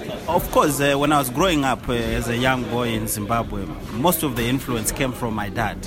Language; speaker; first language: English; non-native, local second language; Shona